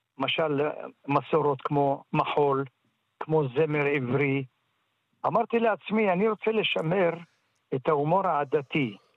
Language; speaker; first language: Hebrew; early bilingual, other home language; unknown